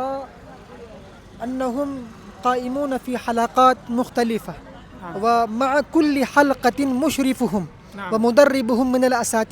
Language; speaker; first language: Arabic; non-native, fluent; Urdu